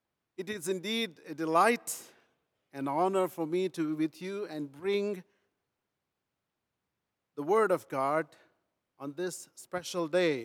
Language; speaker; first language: English; non-native, local second language; Telugu